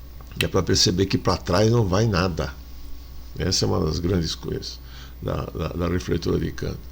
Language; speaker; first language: Portuguese; native; Portuguese